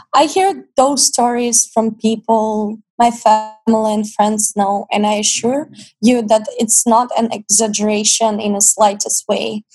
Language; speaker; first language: English; non-native, fluent; Ukrainian